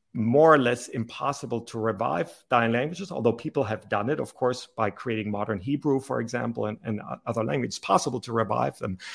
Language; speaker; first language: English; non-native, fluent; German